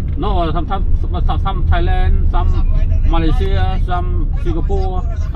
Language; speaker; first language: English; non-native, learner; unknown